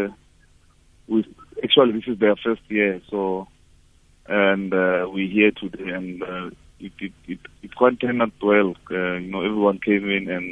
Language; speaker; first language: English; non-native, local second language; Tswana